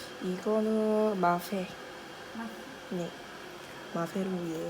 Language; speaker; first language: Korean; non-native, learner; French